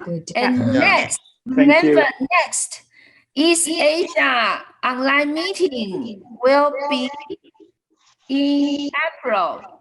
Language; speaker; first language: English; non-native, fluent; Chinese